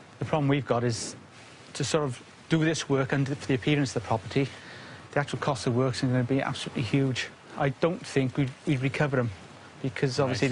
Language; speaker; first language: English; native; English